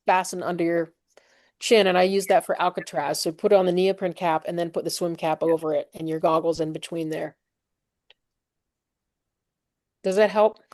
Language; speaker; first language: English; native; English